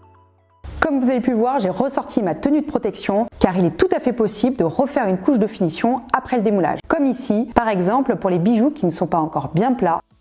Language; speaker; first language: French; native; French